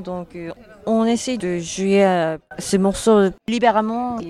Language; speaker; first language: French; non-native, learner; Korean